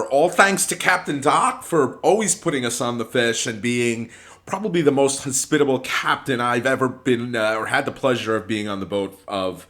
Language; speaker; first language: English; native; English